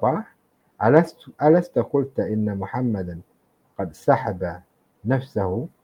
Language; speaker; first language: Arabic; non-native, fluent; Malay